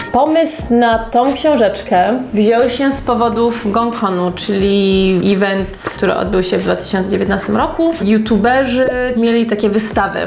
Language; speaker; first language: Polish; native; Polish